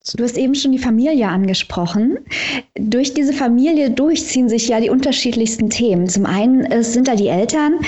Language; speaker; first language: German; native; German